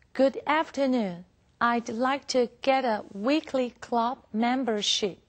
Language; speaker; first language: English; non-native, fluent; Chinese